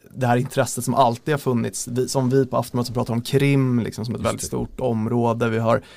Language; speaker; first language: Swedish; native; Swedish